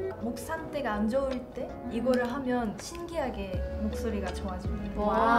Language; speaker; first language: Korean; non-native, fluent; Japanese